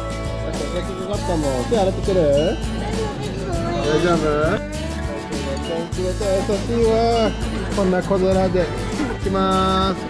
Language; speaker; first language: Japanese; native; Japanese